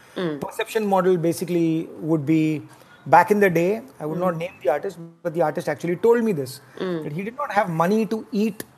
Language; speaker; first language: English; non-native, local second language; Tamil